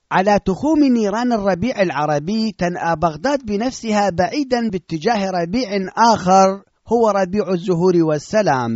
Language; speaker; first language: Arabic; native; Arabic